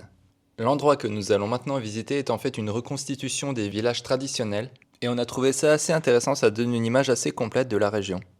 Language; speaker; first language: French; native; French